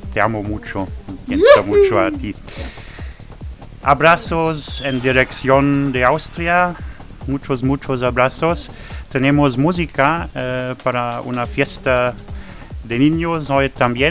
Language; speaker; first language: Spanish; non-native, fluent; French